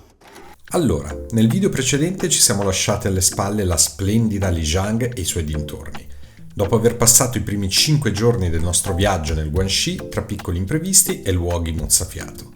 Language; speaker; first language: Italian; native; Italian